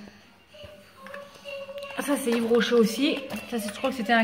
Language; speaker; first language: French; native; French